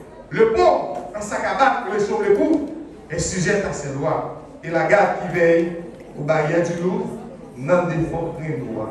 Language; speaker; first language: French; non-native, local second language; Haitian Creole